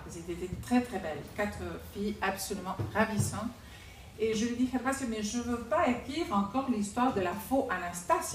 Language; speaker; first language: French; non-native, fluent; Spanish